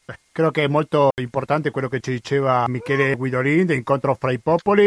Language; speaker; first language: Italian; non-native, fluent; Spanish